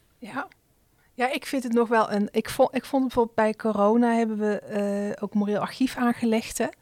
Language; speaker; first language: Dutch; native; Dutch